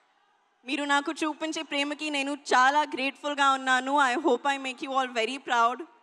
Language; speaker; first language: Telugu; non-native, learner; Hindi